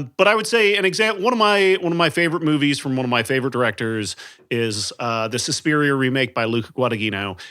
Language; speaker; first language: English; native; English